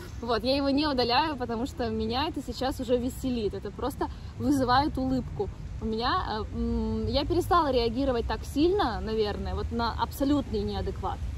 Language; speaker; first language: Russian; native; Russian